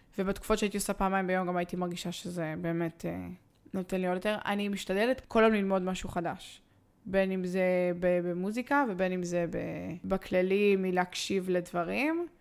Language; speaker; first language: Hebrew; native; Hebrew